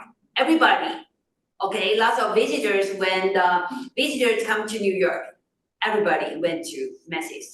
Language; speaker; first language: English; non-native, fluent; Chinese